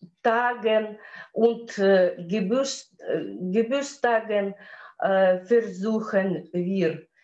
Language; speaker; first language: German; non-native, learner; Russian